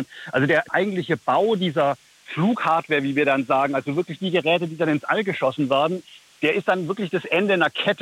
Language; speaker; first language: German; native; German